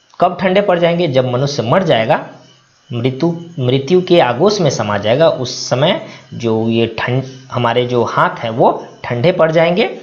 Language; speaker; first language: Hindi; native; Hindi